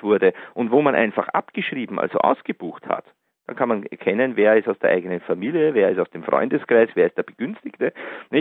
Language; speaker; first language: German; native; German